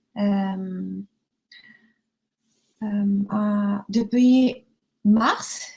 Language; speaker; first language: French; non-native, learner; Japanese